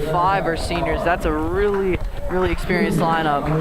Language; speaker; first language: English; native; English